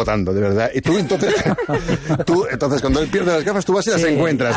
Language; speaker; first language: Spanish; native; Spanish